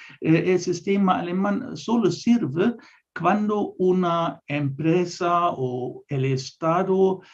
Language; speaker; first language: Spanish; non-native, fluent; German